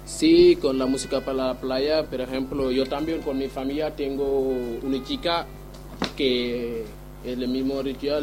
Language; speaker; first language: Spanish; non-native, learner; Wolof